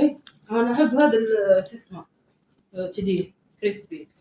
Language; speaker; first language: Arabic; non-native, local second language; Filipino